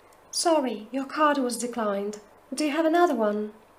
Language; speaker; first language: English; non-native, fluent; Polish